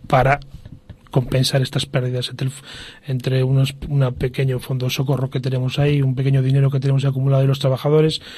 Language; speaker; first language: Spanish; non-native, local second language; Galician